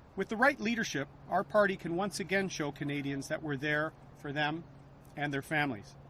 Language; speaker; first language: English; native; English